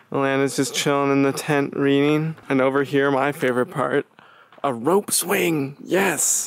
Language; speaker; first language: English; native; English